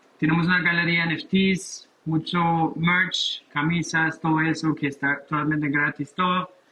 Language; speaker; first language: Spanish; non-native, fluent; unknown